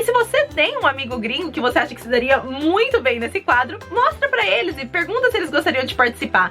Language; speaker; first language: Portuguese; native; Portuguese